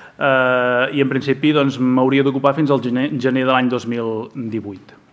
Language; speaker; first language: Catalan; native; Catalan